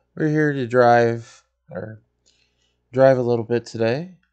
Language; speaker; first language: English; native; English